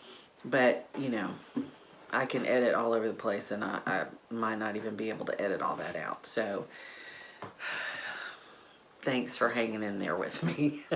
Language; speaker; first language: English; native; English